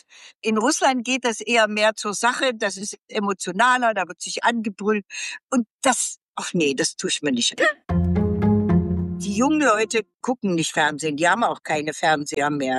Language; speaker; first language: German; native; German